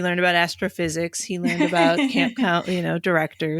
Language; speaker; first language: English; native; English